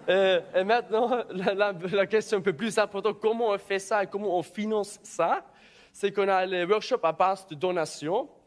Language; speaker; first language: French; non-native, learner; German